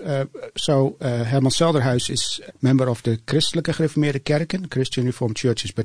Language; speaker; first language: English; non-native, fluent; Dutch